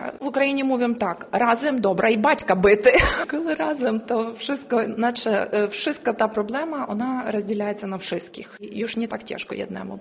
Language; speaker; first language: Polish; non-native, learner; Ukrainian